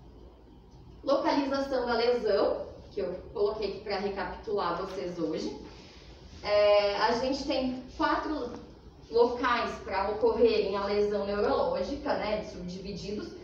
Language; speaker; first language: Portuguese; native; Portuguese